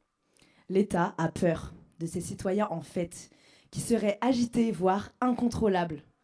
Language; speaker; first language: French; native; French